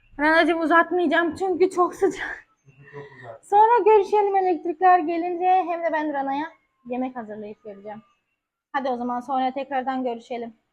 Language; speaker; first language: Turkish; native; Turkish